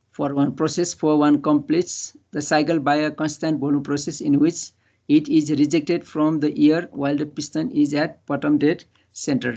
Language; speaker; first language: English; non-native, local second language; Nepali